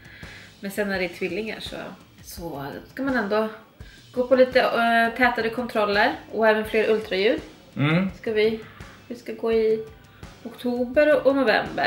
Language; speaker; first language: Swedish; native; Swedish